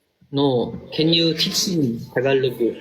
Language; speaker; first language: English; non-native, local second language; Filipino